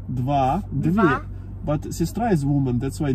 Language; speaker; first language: English; non-native, learner; Russian